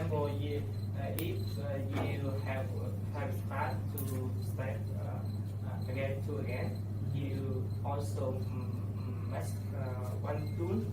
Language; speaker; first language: English; non-native, learner; Vietnamese